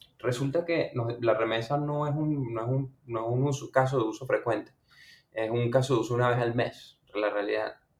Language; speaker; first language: Spanish; native; Spanish